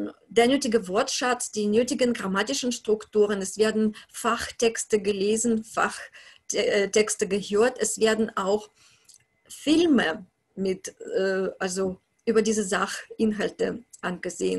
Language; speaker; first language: German; non-native, fluent; Russian